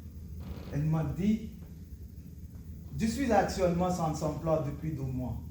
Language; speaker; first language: French; non-native, learner; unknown